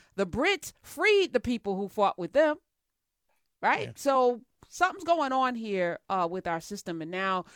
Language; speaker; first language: English; native; English